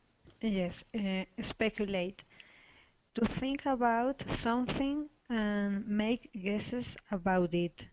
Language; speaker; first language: English; non-native, learner; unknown